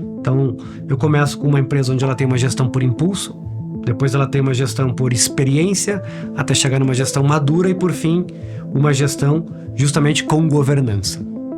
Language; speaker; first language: Portuguese; native; Portuguese